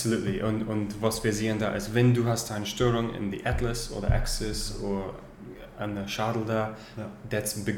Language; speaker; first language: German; non-native, learner; English